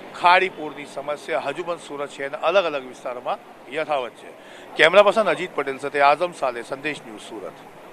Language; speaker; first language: Gujarati; native; Gujarati